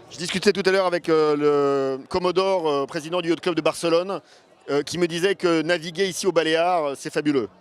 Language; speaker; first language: French; native; French